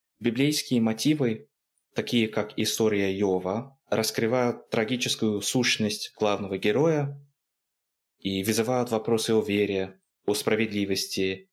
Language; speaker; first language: Russian; non-native, fluent; English